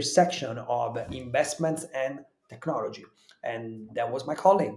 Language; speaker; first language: English; non-native, fluent; Italian